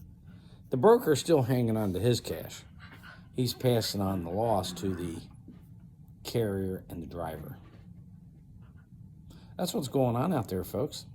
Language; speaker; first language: English; native; English